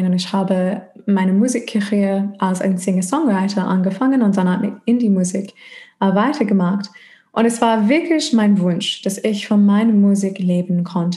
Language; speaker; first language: German; non-native, fluent; English